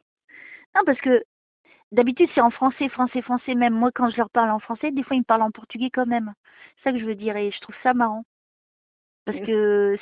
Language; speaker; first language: French; native; French